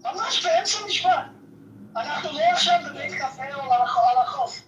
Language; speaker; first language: Hebrew; non-native, fluent; English